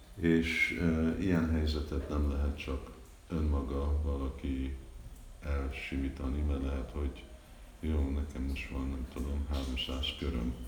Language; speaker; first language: Hungarian; early bilingual, heritage; Hungarian